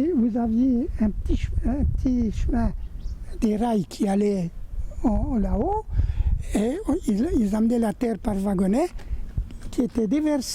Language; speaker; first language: French; native; French